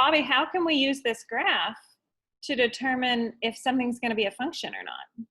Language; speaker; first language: English; native; English